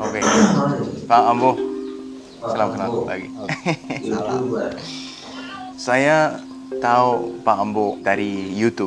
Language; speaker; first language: Indonesian; non-native, learner; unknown